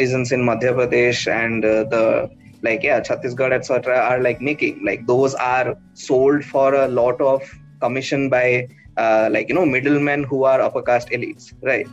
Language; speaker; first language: English; non-native, local second language; Odia